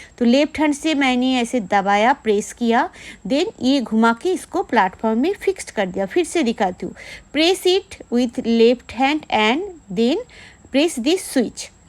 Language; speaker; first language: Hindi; non-native, local second language; Bangla